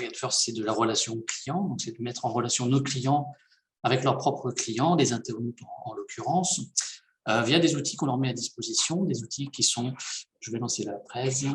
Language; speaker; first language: French; native; French